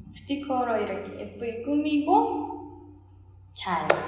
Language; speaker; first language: Korean; non-native, fluent; Japanese